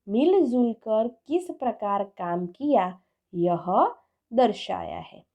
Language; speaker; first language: Hindi; non-native, local second language; Gujarati